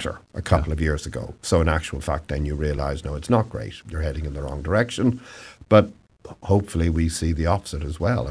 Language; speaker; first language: English; native; English